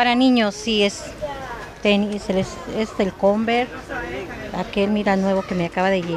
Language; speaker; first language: Spanish; native; Spanish